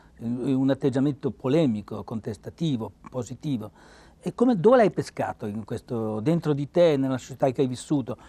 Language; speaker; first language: Italian; native; Italian